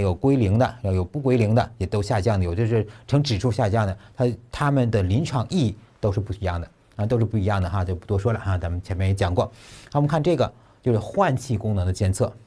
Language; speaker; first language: Chinese; native; Chinese